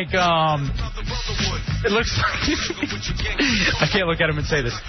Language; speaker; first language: English; native; English